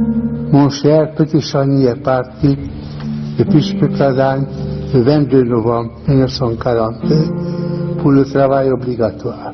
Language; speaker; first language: French; non-native, fluent; Hungarian